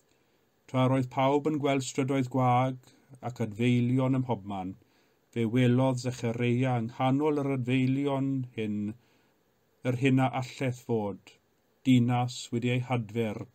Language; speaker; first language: Welsh; native; Welsh